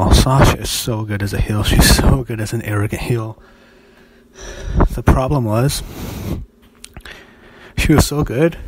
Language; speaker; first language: English; native; English